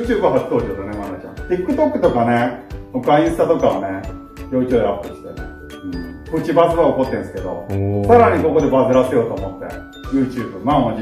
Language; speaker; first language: Japanese; native; Japanese